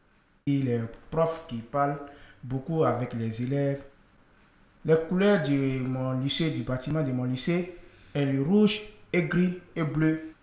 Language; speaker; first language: French; non-native, learner; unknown